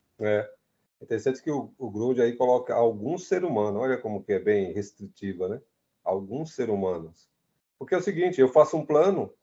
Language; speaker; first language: Portuguese; native; Portuguese